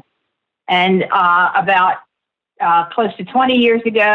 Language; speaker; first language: English; native; English